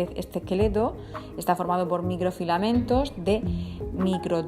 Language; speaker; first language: Spanish; native; Spanish